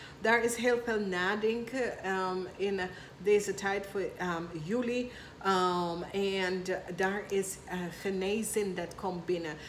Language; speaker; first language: Dutch; non-native, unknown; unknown